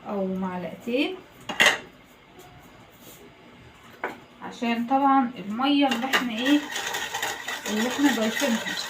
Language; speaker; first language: Arabic; native; Arabic